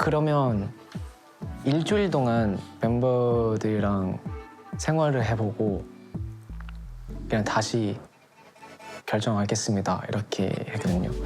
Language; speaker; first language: Korean; non-native, fluent; Thai